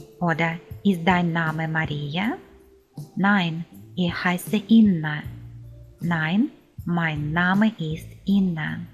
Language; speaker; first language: German; non-native, fluent; Ukrainian